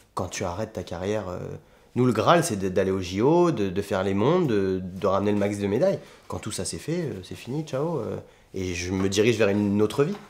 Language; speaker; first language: French; native; French